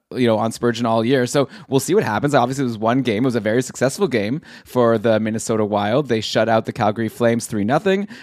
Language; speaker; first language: English; native; English